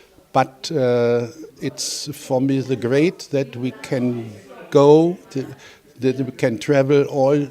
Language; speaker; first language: English; non-native, learner; German